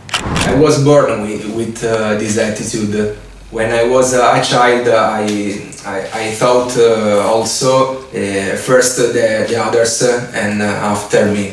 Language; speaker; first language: English; non-native, fluent; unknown